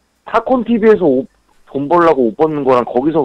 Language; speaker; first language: Korean; native; Korean